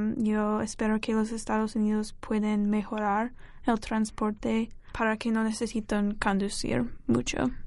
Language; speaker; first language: Spanish; non-native, learner; English